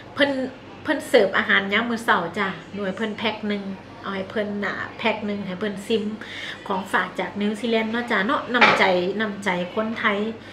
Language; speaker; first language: Thai; native; Thai